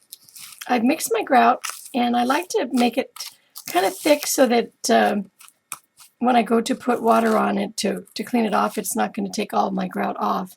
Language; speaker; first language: English; native; English